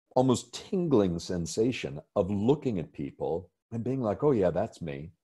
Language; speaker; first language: English; native; English